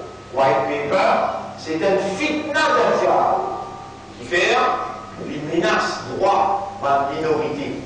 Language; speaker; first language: French; non-native, local second language; Morisyen